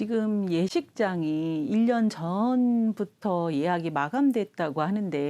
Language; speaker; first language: Korean; native; Korean